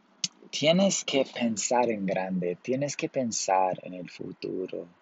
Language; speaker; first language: Spanish; early bilingual, heritage; Spanish